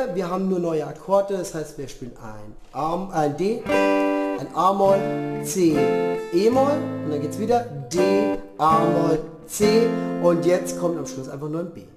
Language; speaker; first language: German; native; German